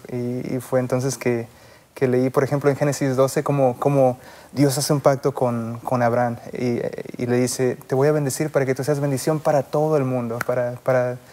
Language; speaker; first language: Spanish; native; Spanish